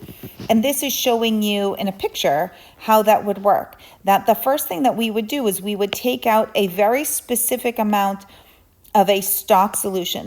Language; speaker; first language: English; native; English